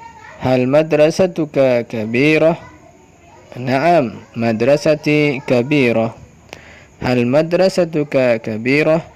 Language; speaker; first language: Arabic; non-native, learner; Indonesian